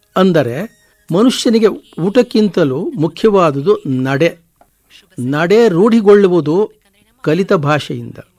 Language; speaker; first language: Kannada; native; Kannada